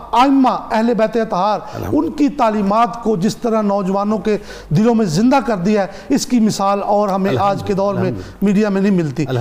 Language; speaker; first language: Urdu; non-native, local second language; Punjabi